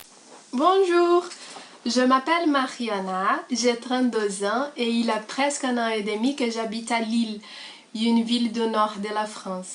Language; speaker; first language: French; non-native, learner; Portuguese